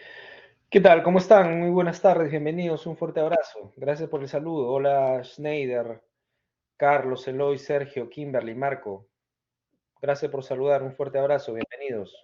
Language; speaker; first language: Spanish; native; Spanish